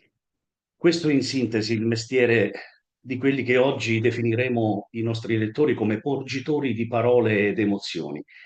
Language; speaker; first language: Italian; native; Italian